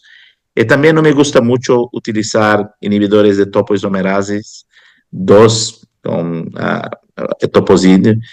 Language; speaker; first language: Spanish; non-native, fluent; Portuguese